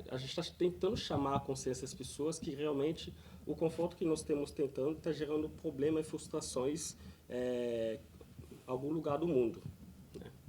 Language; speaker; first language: Portuguese; non-native, fluent; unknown